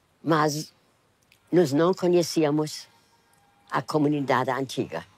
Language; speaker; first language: Portuguese; non-native, fluent; German